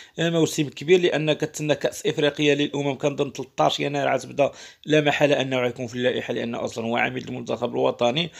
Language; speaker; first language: Arabic; native; Arabic